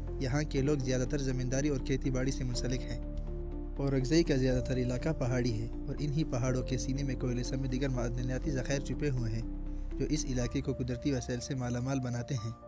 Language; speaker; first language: Urdu; non-native, local second language; Pashto